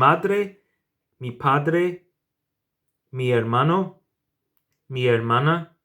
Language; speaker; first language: Spanish; non-native, fluent; English